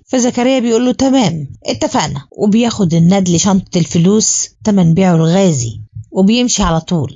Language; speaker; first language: Arabic; native; Arabic